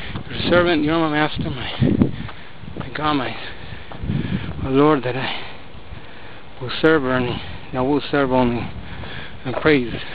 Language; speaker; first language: English; early bilingual, other home language; Spanish